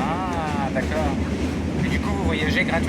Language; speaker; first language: French; native; French